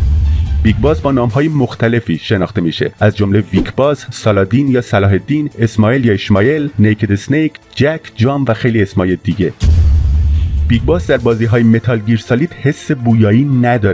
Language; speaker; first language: Persian; native; Persian